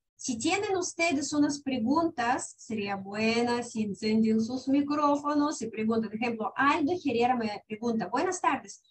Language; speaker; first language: Spanish; non-native, fluent; Russian